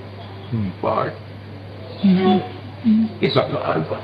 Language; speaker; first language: Spanish; native; Spanish